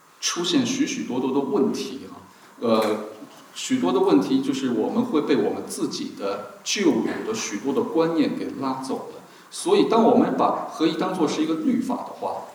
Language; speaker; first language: Chinese; native; Chinese